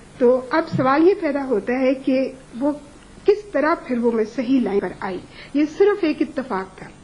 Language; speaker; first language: Urdu; non-native, local second language; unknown